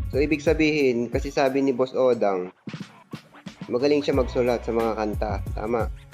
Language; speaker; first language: Filipino; native; Filipino